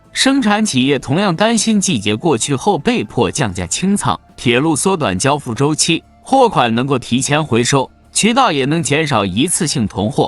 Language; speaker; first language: Chinese; native; Chinese